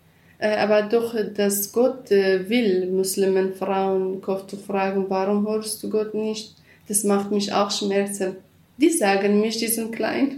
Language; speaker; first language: German; non-native, learner; Kurdish